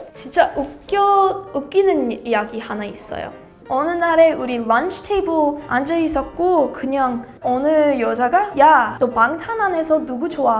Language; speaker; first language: Korean; non-native, learner; English